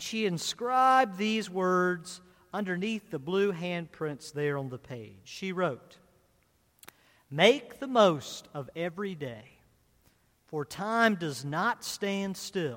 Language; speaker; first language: English; native; English